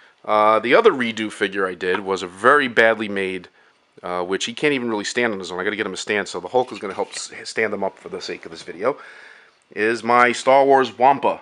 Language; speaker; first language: English; native; English